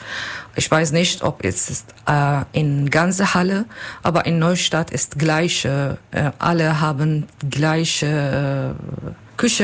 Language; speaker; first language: German; non-native, learner; Kurdish